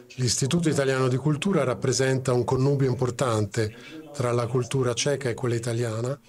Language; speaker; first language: Italian; non-native, fluent; Czech